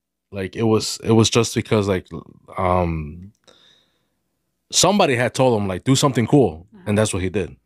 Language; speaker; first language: English; early bilingual, other home language; Spanish